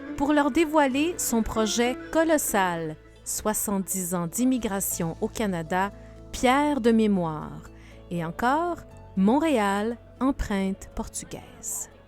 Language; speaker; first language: French; native; French